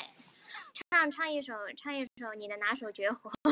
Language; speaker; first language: Chinese; native; Chinese